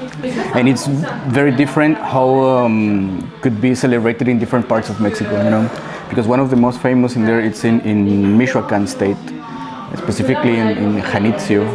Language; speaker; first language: English; non-native, fluent; Spanish